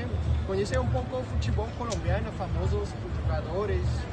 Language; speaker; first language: Portuguese; non-native, learner; French